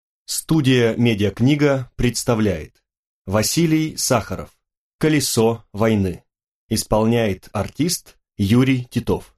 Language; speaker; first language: Russian; native; Russian